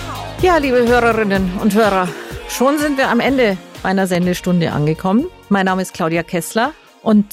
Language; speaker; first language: German; native; German